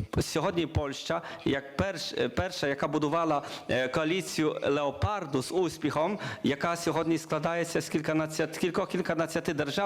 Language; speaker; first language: Ukrainian; non-native, learner; Polish